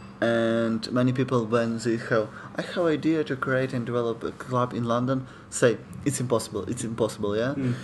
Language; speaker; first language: English; non-native, learner; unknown